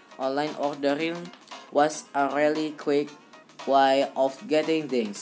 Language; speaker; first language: English; non-native, learner; Indonesian